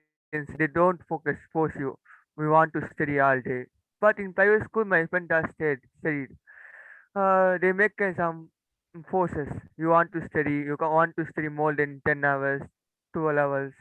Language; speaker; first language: English; non-native, learner; Tamil